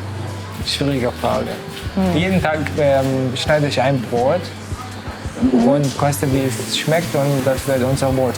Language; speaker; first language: German; non-native, learner; Arabic